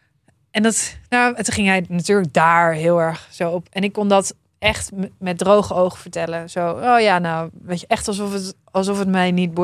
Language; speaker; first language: Dutch; native; Dutch